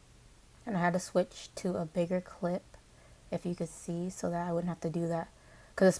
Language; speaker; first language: English; native; English